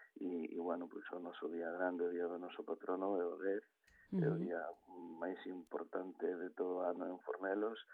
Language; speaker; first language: Galician; native; Galician